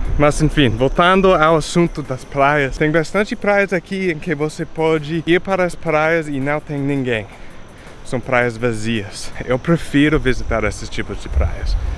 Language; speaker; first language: Portuguese; non-native, fluent; English